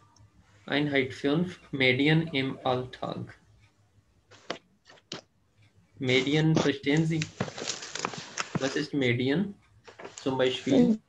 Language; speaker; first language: German; non-native, fluent; Urdu